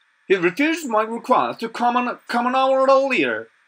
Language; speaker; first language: English; non-native, fluent; Korean